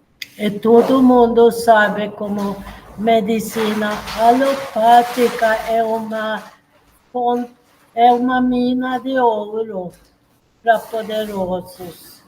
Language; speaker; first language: Portuguese; non-native, fluent; Swedish